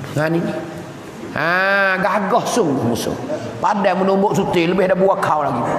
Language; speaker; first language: Malay; native; Malay